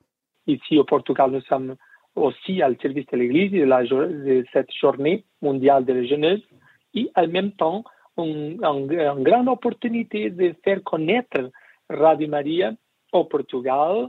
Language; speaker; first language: French; non-native, learner; Portuguese